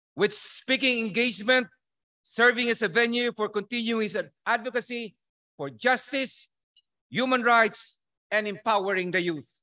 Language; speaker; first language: English; non-native, local second language; Filipino